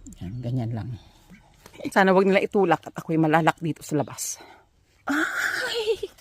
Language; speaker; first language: Filipino; non-native, local second language; Cebuano